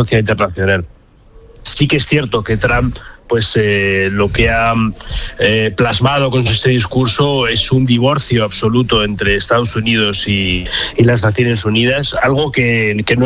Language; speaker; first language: Spanish; native; Spanish